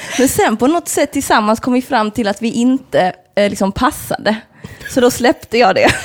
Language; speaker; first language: Swedish; native; Swedish